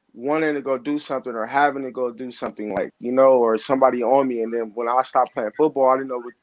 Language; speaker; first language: English; native; English